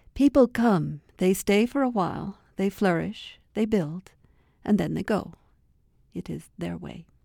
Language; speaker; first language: English; native; English